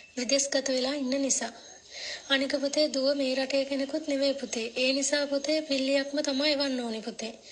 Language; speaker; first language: Sinhala; native; Sinhala